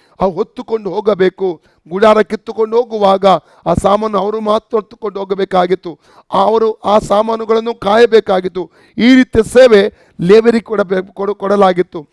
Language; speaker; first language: Kannada; non-native, local second language; Konkani